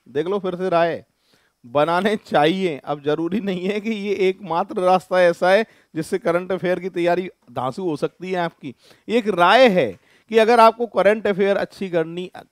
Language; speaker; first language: Hindi; native; Hindi